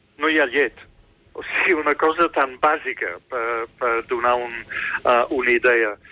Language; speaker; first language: Catalan; non-native, fluent; English